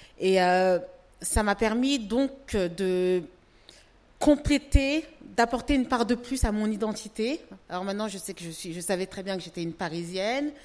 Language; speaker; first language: French; native; French